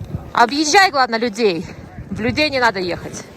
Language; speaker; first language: Russian; native; Russian